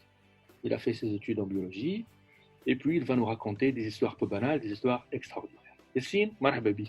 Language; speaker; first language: French; non-native, local second language; Arabic